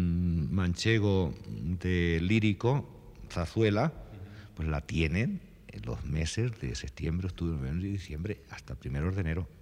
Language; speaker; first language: Spanish; native; Spanish